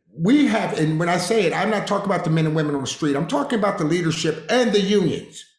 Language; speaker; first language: English; native; English